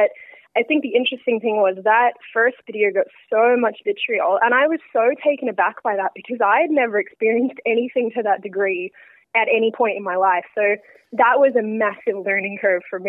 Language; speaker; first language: English; native; English